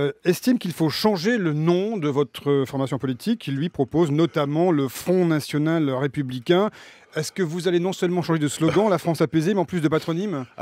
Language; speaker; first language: French; native; French